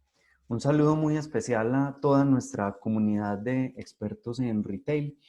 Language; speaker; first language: Spanish; native; Spanish